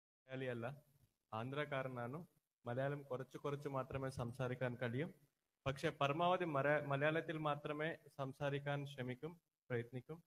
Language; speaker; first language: Malayalam; non-native, learner; Telugu